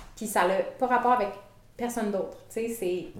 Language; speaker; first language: French; native; French